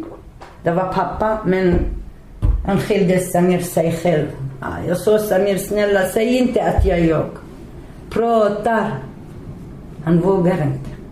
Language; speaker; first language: Swedish; non-native, learner; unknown